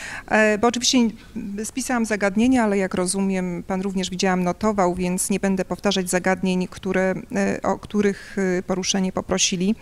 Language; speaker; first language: Polish; native; Polish